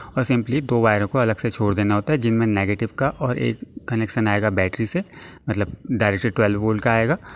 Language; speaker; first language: Hindi; native; Hindi